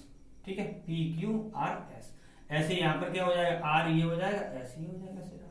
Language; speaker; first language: Hindi; native; Hindi